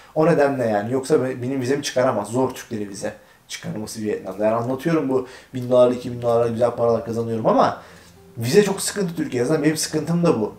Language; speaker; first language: Turkish; native; Turkish